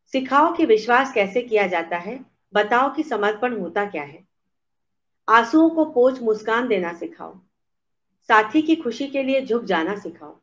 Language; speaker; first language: Hindi; native; Hindi